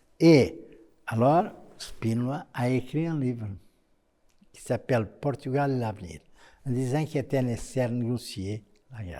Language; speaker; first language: French; non-native, fluent; Portuguese